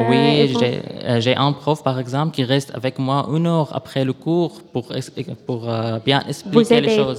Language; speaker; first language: French; non-native, learner; Arabic